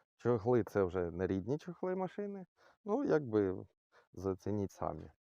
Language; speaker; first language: Ukrainian; non-native, local second language; Russian